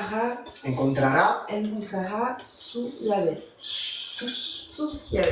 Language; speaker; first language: Spanish; non-native, learner; French